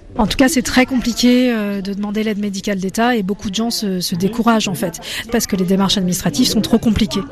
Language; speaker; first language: French; native; French